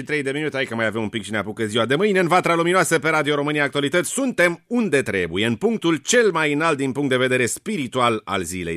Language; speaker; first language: Romanian; native; Romanian